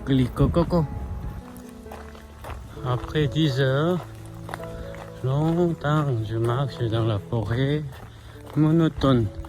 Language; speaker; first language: French; non-native, learner; Korean